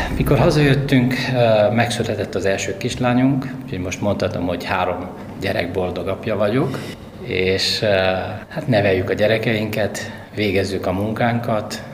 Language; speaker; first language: Hungarian; native; Hungarian